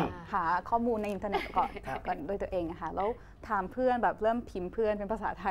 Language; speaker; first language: Thai; non-native, fluent; Portuguese